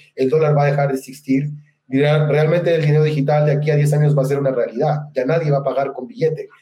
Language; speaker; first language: Spanish; native; Spanish